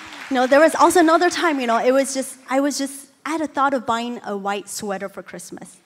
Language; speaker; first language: English; early bilingual, other home language; Chinese